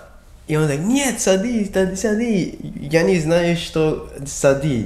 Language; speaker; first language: Russian; non-native, learner; English